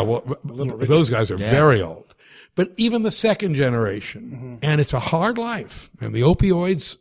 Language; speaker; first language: English; native; English